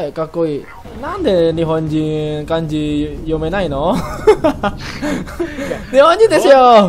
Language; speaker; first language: Japanese; non-native, learner; Indonesian